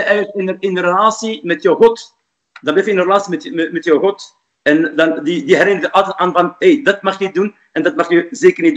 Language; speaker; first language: Dutch; non-native, fluent; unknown